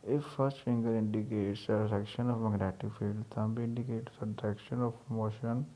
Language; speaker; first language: English; non-native, local second language; Punjabi